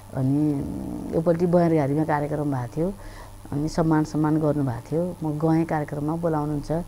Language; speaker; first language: Nepali; native; Nepali